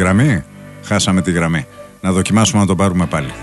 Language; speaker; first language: Greek; native; Greek